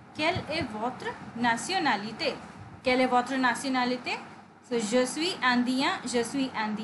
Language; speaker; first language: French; non-native, fluent; Hindi